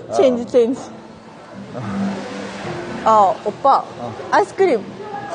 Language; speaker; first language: Korean; non-native, learner; Japanese